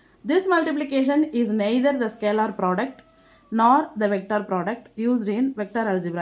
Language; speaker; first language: English; non-native, local second language; Tamil